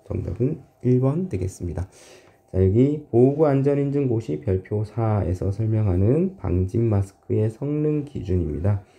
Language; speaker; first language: Korean; native; Korean